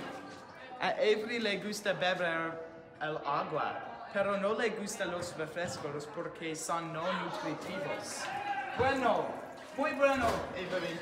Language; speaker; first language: Spanish; non-native, learner; English